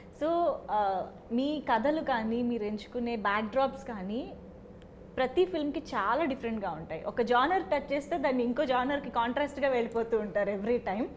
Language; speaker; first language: Telugu; native; Telugu